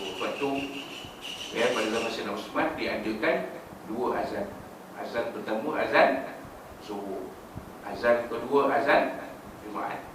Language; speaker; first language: Malay; native; Malay